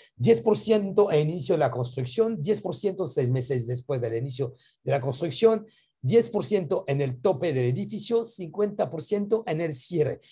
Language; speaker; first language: Spanish; non-native, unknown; French